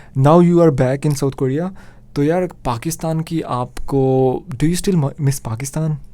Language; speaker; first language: Urdu; native; Urdu